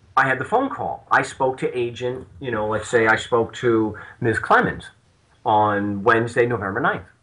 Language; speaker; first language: English; native; English